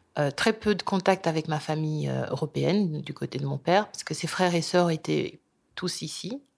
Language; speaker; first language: French; early bilingual, other home language; Lingala